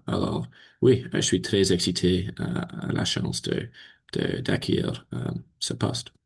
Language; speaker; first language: French; non-native, learner; English